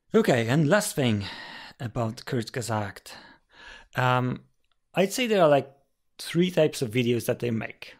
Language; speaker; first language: English; non-native, fluent; Polish